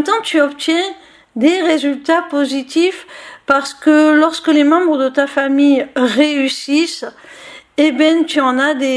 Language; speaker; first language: French; native; French